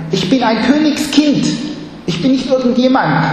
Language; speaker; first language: German; non-native, fluent; Chinese